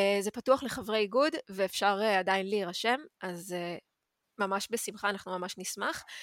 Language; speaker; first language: Hebrew; native; Hebrew